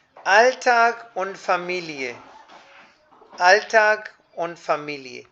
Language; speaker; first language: German; non-native, fluent; Hindi